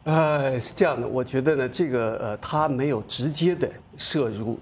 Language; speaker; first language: Chinese; native; Chinese